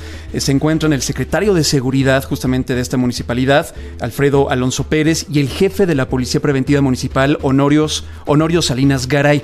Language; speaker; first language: Spanish; native; Spanish